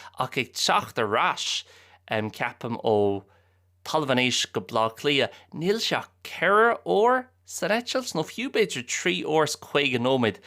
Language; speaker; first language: Irish; native; Irish